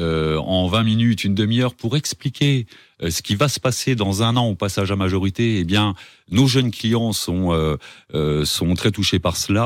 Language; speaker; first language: French; native; French